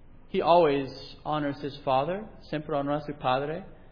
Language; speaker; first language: English; native; English